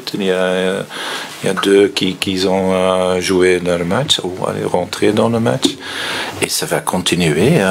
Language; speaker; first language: French; non-native, fluent; Dutch